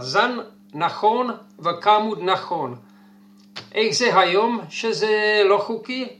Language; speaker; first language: Hebrew; non-native, fluent; Czech